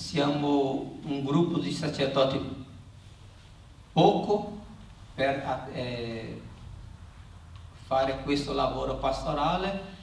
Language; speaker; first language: Italian; non-native, learner; Portuguese